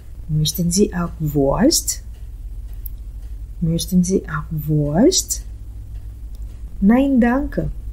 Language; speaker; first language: German; non-native, fluent; Filipino